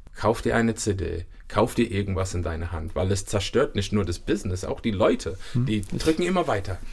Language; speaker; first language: German; native; German